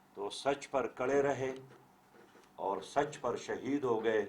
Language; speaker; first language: Urdu; native; Urdu